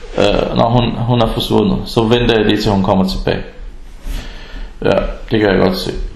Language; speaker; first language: Danish; early bilingual, other home language; Arabic